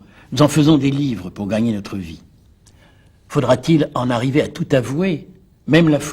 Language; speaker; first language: French; native; French